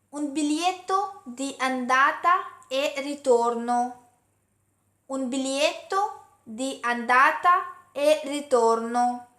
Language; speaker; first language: Italian; non-native, learner; Hindi